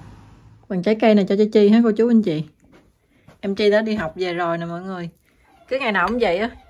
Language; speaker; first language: Vietnamese; native; Vietnamese